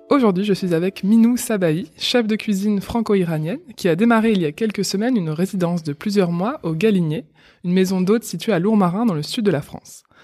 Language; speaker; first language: French; native; French